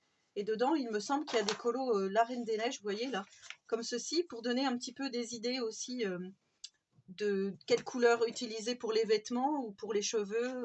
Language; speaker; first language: French; native; French